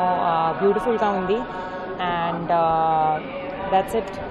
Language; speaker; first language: Telugu; non-native, learner; Hindi